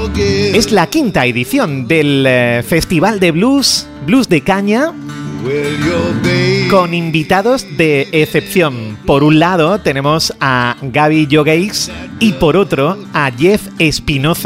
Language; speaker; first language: Spanish; native; Spanish